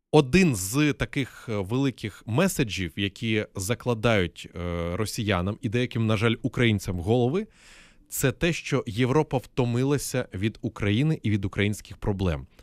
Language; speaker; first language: Ukrainian; native; Ukrainian